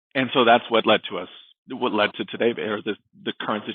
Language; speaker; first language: English; native; English